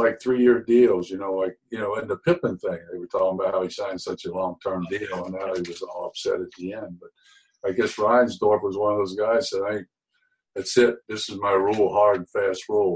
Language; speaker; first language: English; native; English